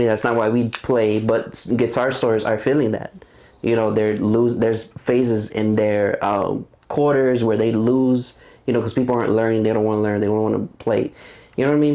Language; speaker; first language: English; native; English